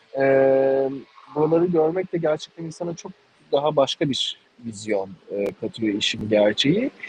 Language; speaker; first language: Turkish; native; Turkish